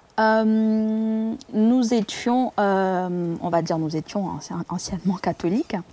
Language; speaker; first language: French; non-native, local second language; Kinyarwanda